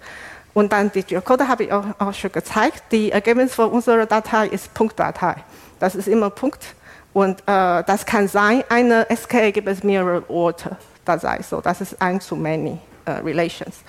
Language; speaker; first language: German; non-native, fluent; Chinese